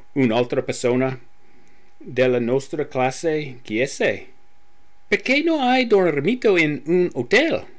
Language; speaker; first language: Italian; non-native, learner; English